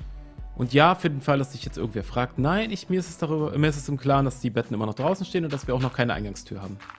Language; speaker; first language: German; native; German